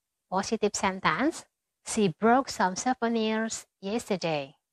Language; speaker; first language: English; non-native, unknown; Indonesian